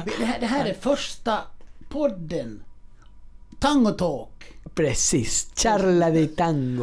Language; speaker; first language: Swedish; native; Swedish